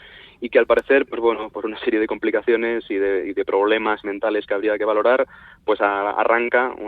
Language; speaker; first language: Spanish; native; Spanish